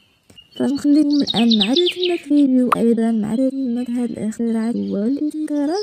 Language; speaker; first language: Arabic; native; Arabic